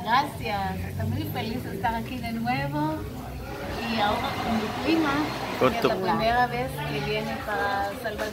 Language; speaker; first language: Spanish; non-native, fluent; Hebrew